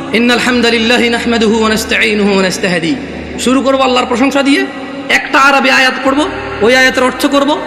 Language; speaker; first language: Bangla; early bilingual, heritage; Bangla